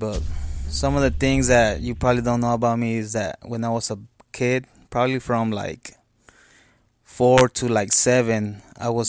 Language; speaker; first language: English; non-native, fluent; Spanish